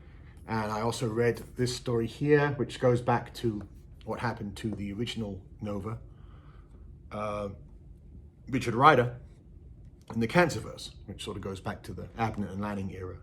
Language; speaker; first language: English; native; English